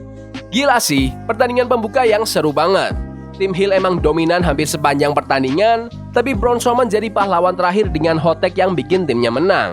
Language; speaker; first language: Indonesian; native; Indonesian